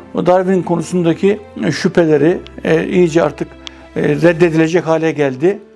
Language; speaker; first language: Turkish; native; Turkish